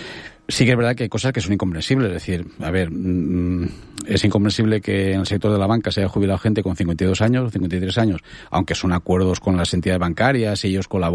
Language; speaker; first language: Spanish; native; Spanish